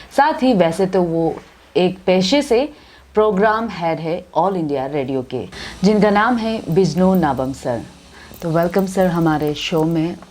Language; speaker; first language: Hindi; non-native, local second language; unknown